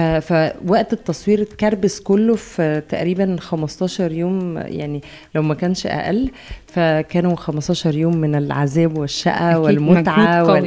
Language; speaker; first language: Arabic; native; Arabic